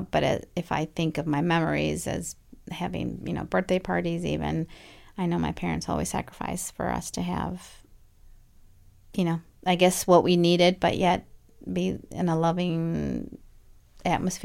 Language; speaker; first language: English; early bilingual, other home language; Spanish